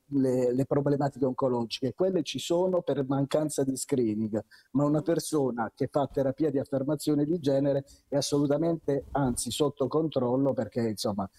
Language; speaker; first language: Italian; native; Italian